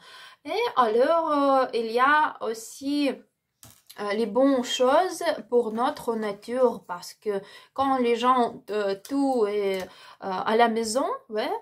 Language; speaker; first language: French; non-native, learner; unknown